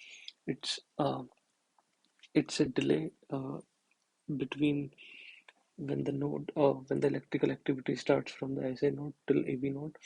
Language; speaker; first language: English; non-native, local second language; Hindi